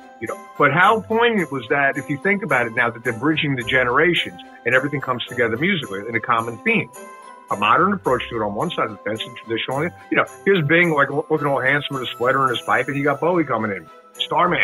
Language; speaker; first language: English; native; English